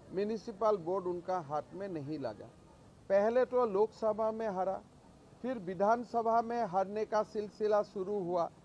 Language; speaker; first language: Hindi; non-native, local second language; Assamese